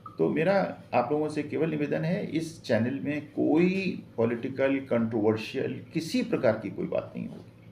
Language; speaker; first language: Hindi; native; Hindi